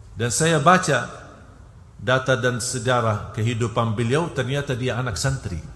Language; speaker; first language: Malay; non-native, fluent; Arabic